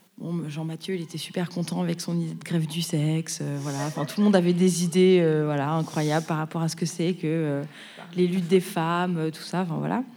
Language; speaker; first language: French; native; French